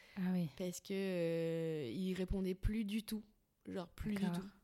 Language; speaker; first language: French; native; French